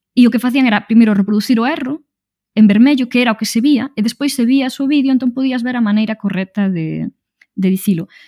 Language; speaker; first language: Galician; native; Galician